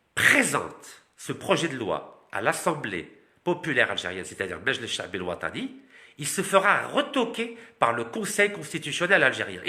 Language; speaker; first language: French; non-native, local second language; Arabic